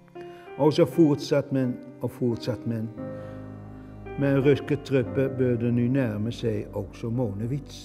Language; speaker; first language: Swedish; non-native, fluent; Dutch